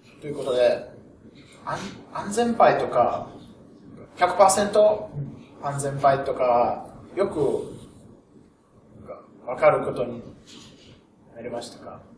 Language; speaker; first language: Japanese; non-native, learner; Russian